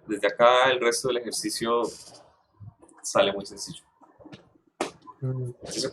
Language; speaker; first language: Spanish; native; Spanish